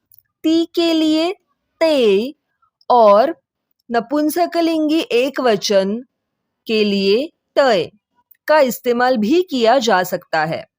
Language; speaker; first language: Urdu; non-native, local second language; Marathi